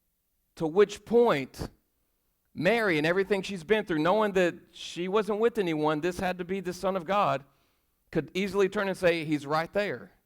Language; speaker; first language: English; native; English